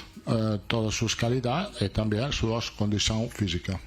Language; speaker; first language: Spanish; non-native, fluent; Italian